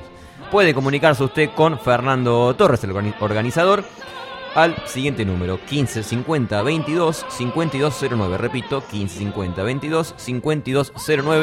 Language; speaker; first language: Spanish; native; Spanish